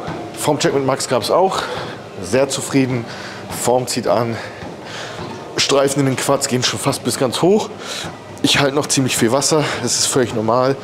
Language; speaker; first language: German; native; German